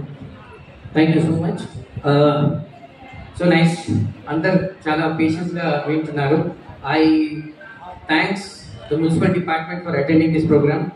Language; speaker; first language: Telugu; non-native, local second language; Urdu